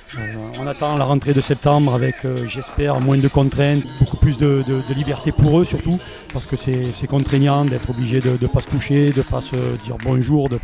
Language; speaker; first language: French; native; French